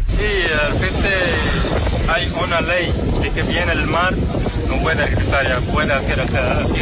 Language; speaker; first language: Spanish; non-native, learner; Arabic